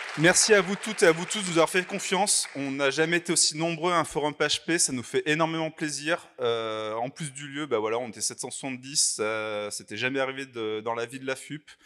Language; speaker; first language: French; native; French